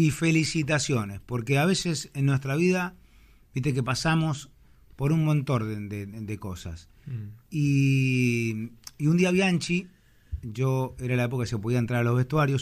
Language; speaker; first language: Spanish; native; Spanish